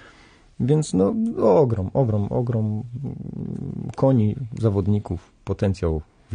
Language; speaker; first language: Polish; native; Polish